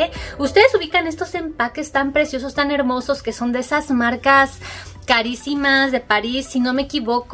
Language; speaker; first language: Spanish; native; Spanish